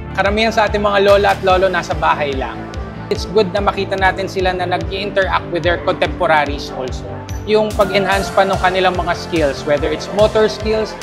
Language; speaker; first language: Filipino; native; Filipino